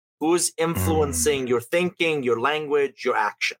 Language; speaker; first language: English; non-native, fluent; Persian